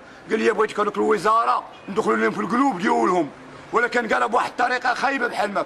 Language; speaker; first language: Arabic; native; Arabic